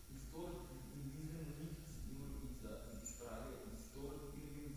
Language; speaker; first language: German; non-native, learner; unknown